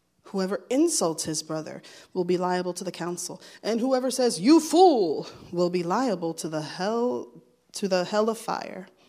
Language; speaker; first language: English; early bilingual, other home language; Spanish